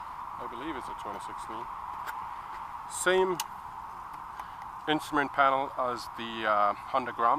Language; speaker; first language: English; native; English